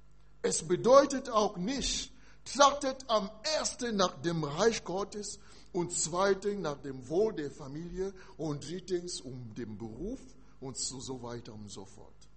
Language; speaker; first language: German; non-native, learner; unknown